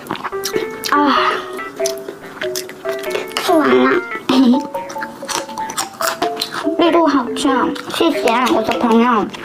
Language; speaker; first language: Chinese; non-native, learner; Korean